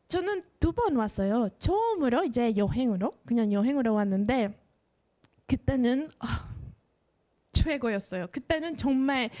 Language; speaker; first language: Korean; non-native, fluent; Spanish